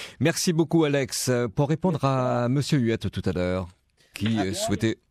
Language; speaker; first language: French; native; French